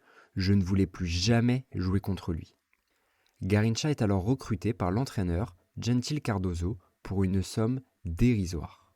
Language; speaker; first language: French; native; French